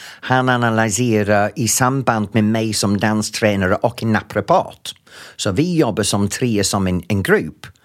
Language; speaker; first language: Swedish; non-native, fluent; English